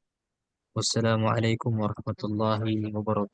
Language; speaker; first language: Arabic; non-native, fluent; Indonesian